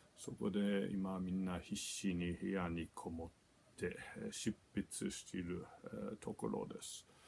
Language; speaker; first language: Japanese; non-native, fluent; German